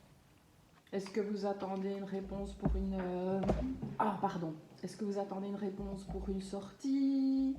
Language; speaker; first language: French; native; French